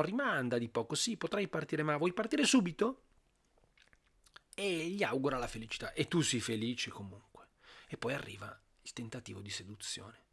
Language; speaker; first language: Italian; native; Italian